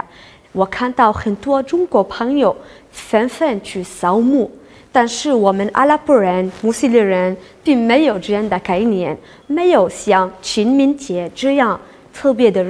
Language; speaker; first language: Chinese; non-native, fluent; Arabic